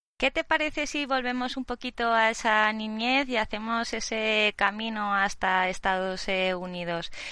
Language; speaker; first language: Spanish; native; Spanish